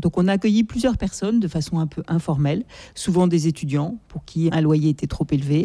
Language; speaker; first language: French; native; French